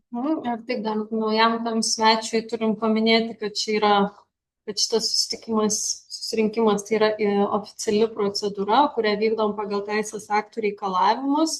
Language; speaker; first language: Lithuanian; native; Lithuanian